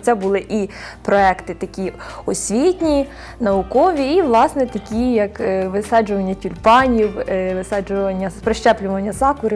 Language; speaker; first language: Ukrainian; native; Ukrainian